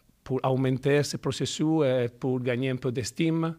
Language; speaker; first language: French; non-native, fluent; Italian